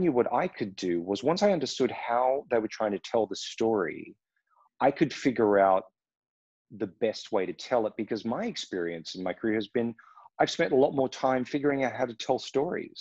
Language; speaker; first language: English; native; English